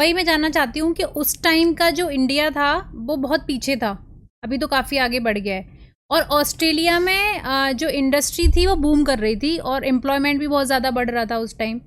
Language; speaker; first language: Hindi; native; Hindi